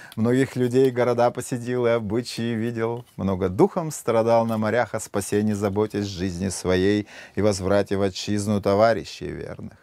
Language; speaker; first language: Russian; native; Russian